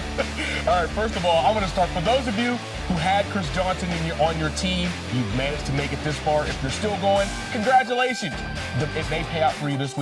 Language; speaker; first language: English; native; English